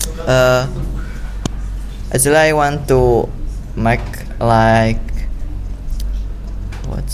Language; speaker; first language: English; non-native, learner; Indonesian